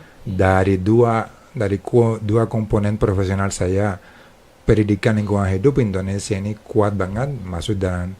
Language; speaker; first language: Indonesian; non-native, fluent; Spanish